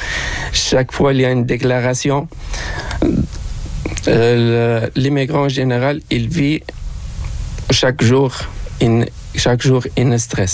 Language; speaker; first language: French; non-native, local second language; Arabic